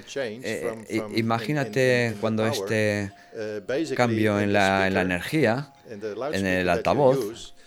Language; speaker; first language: Spanish; non-native, fluent; Dutch